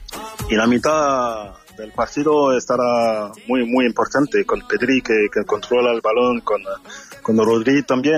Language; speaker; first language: Spanish; non-native, fluent; French